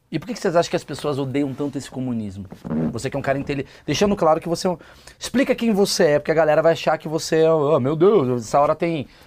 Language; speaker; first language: Portuguese; native; Portuguese